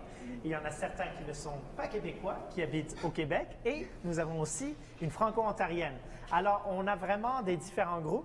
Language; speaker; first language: French; native; French